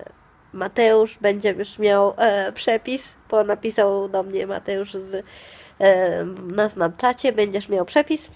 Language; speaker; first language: Polish; non-native, fluent; Italian